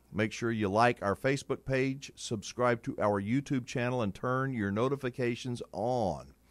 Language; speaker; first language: English; native; English